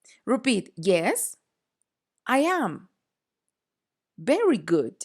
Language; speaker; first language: English; non-native, fluent; Spanish